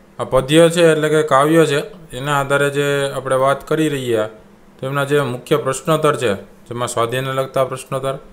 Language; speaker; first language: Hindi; non-native, local second language; Gujarati